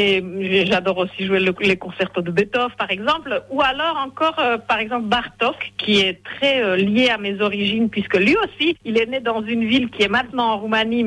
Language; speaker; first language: French; non-native, fluent; Hungarian